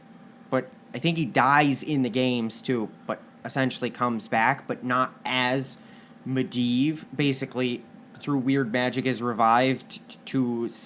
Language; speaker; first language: English; native; English